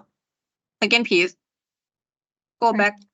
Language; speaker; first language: English; non-native, learner; Thai